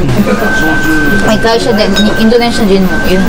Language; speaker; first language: Japanese; native; Japanese